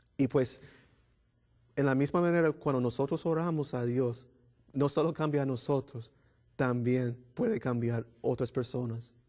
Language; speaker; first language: Spanish; non-native, fluent; English